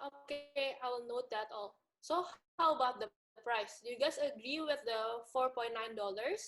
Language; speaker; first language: English; non-native, learner; Indonesian